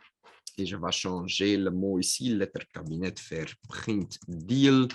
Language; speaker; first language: French; non-native, local second language; Dutch